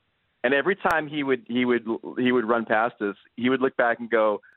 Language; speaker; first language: English; native; English